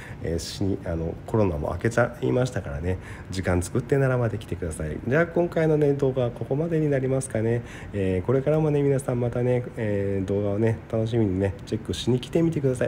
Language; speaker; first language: Japanese; native; Japanese